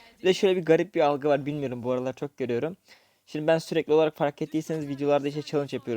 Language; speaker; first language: Turkish; native; Turkish